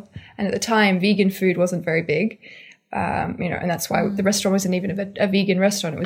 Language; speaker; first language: English; native; English